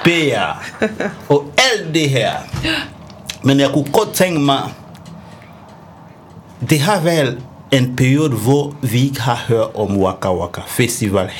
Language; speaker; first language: Danish; non-native, fluent; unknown